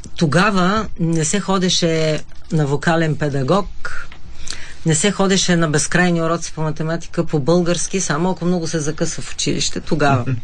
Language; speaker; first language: Bulgarian; native; Bulgarian